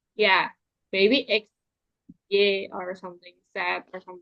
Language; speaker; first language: English; non-native, fluent; Indonesian